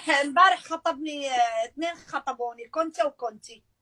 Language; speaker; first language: Arabic; native; Arabic